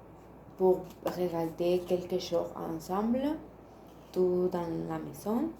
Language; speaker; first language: French; non-native, learner; Spanish